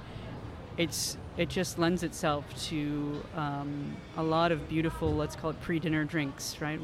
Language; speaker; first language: English; native; English